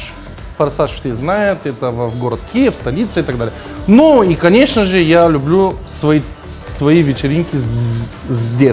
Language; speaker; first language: Russian; non-native, learner; Bulgarian